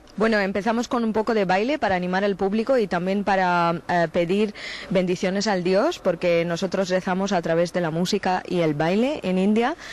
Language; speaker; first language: Spanish; non-native, fluent; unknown